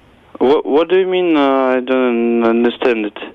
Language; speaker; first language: English; non-native, learner; Russian